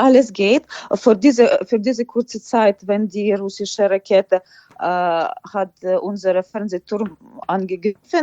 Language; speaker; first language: German; non-native, fluent; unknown